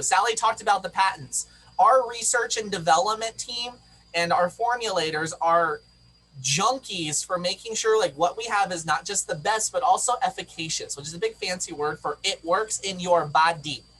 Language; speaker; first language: English; native; English